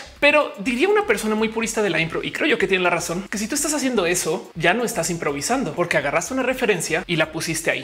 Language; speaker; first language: Spanish; native; Spanish